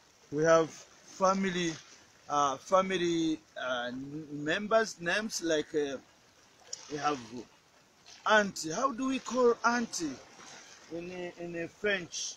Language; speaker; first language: English; non-native, local second language; Swahili